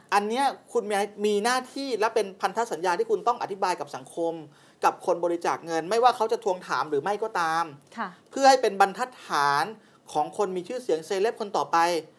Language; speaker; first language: Thai; native; Thai